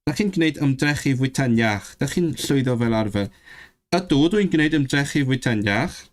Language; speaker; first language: Welsh; non-native, learner; Cantonese